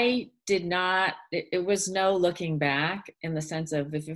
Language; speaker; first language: English; early bilingual, other home language; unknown